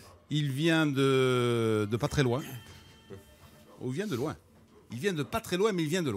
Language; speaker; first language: French; non-native, local second language; Arabic